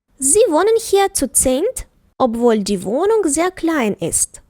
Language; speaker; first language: German; non-native, fluent; Ukrainian